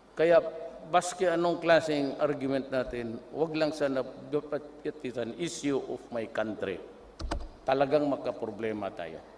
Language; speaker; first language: Filipino; non-native, local second language; Cebuano